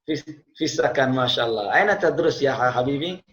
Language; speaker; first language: Arabic; non-native, fluent; Indonesian